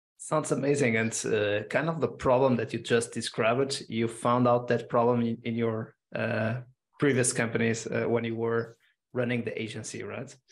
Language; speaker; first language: English; non-native, fluent; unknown